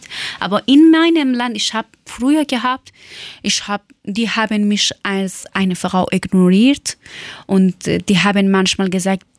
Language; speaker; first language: German; non-native, fluent; Persian